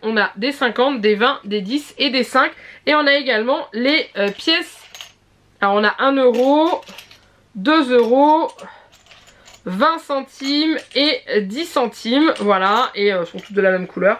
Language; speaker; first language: French; native; French